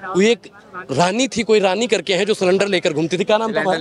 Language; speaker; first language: Hindi; native; Hindi